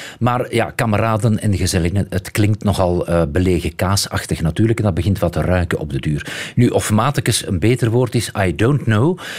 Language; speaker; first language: Dutch; native; Dutch